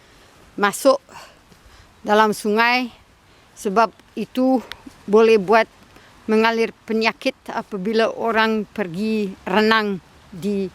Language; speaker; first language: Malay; non-native, fluent; Dutch